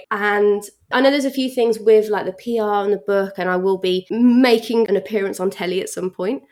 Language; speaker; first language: English; native; English